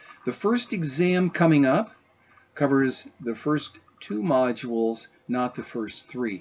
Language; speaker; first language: English; native; English